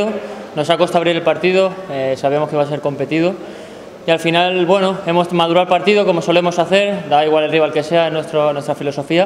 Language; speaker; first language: Spanish; native; Spanish